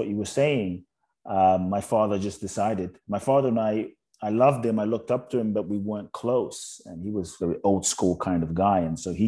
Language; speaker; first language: English; native; English